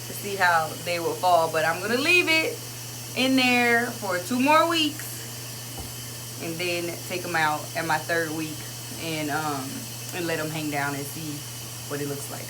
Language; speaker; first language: English; native; English